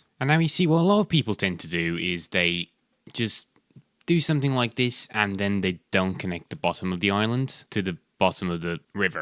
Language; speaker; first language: English; native; English